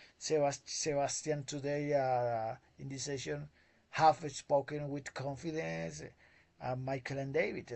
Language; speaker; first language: English; non-native, learner; Spanish